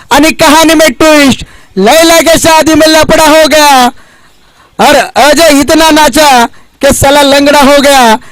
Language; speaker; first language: Hindi; non-native, local second language; Marathi